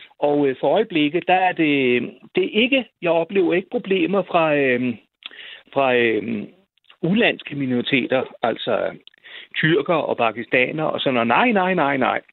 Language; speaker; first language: Danish; native; Danish